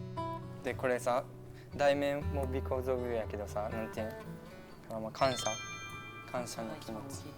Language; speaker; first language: Japanese; native; Japanese